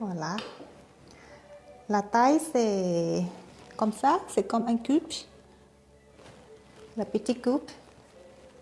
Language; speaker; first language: French; non-native, learner; Thai